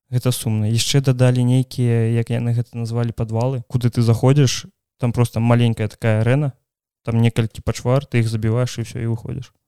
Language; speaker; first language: Belarusian; non-native, local second language; Russian